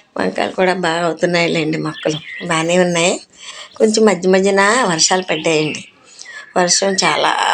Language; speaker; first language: Telugu; non-native, local second language; Urdu